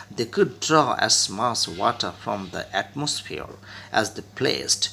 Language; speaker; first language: English; non-native, local second language; Bangla